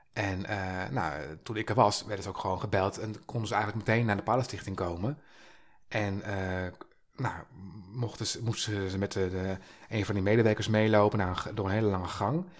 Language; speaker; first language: Dutch; native; Dutch